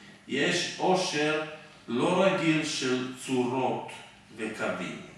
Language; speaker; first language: Hebrew; non-native, fluent; Serbian